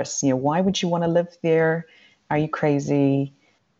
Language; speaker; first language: English; native; English